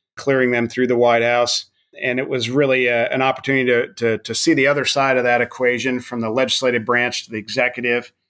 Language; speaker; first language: English; native; English